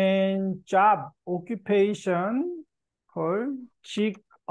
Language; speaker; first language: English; non-native, learner; Korean